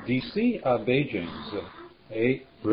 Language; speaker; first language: French; non-native, learner; English